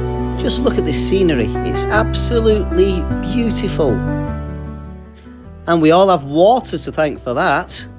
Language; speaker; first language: English; native; English